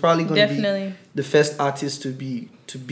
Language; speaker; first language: English; non-native, local second language; Yoruba